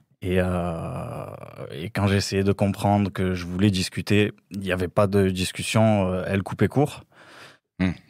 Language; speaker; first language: French; native; French